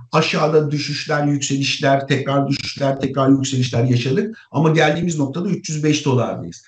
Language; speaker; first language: Turkish; native; Turkish